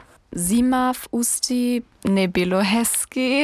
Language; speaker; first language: Czech; non-native, learner; German